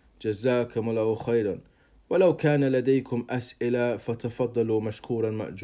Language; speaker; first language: Arabic; non-native, fluent; English